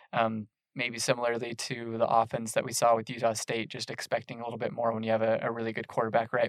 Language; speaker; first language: English; native; English